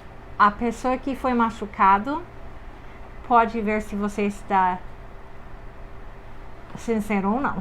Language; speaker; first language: Portuguese; non-native, fluent; English